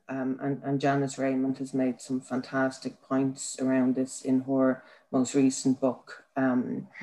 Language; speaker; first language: English; native; English